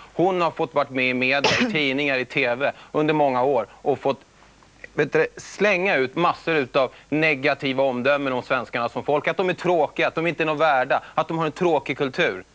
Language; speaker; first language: Swedish; native; Swedish